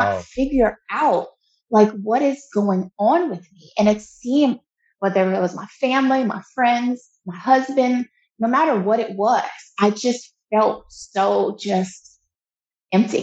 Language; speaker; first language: English; native; English